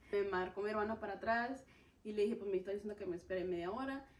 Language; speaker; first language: Spanish; early bilingual, heritage; Spanish